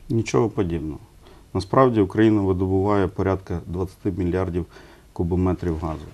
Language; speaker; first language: Ukrainian; non-native, local second language; Russian